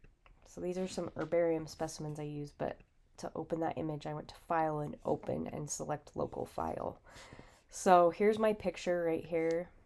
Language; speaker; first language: English; native; English